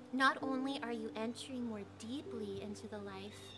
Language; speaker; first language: English; native; English